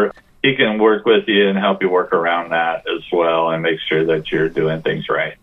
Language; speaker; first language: English; native; English